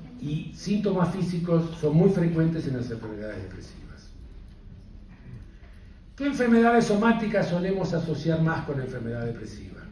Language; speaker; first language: Spanish; native; Spanish